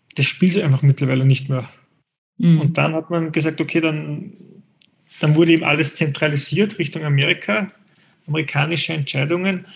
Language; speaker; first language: German; native; German